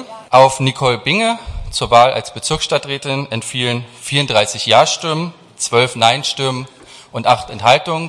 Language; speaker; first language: German; native; German